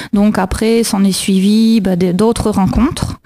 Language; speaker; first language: French; native; French